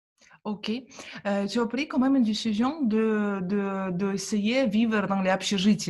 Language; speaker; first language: French; non-native, fluent; Russian